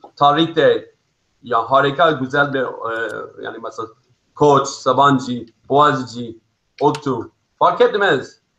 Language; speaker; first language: Turkish; non-native, fluent; English